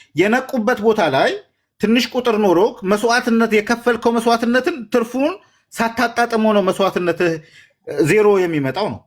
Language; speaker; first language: Amharic; native; Amharic